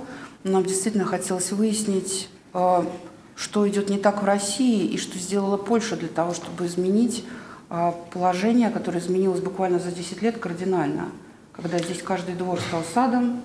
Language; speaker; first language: Russian; native; Russian